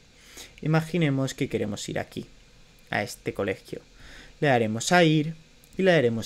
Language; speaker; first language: Spanish; native; Spanish